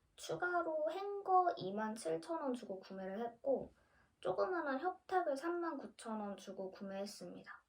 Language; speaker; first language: Korean; native; Korean